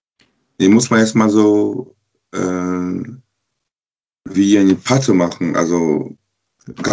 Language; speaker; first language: German; non-native, learner; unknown